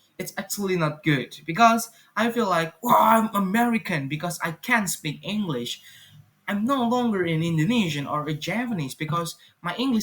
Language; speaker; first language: English; non-native, fluent; Indonesian